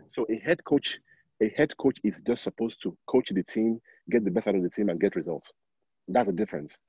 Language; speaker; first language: English; non-native, local second language; Yoruba